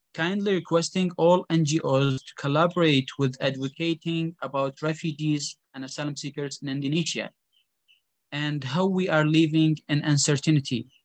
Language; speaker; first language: English; non-native, fluent; Arabic